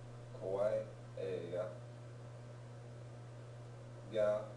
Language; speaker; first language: Japanese; non-native, learner; English